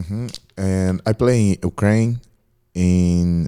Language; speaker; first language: English; non-native, learner; Portuguese